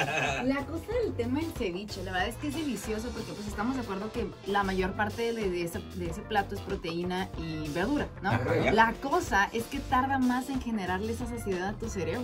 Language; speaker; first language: Spanish; native; Spanish